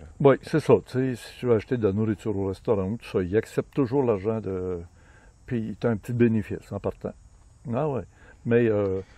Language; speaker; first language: French; native; French